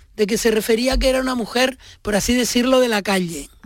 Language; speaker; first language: Spanish; native; Spanish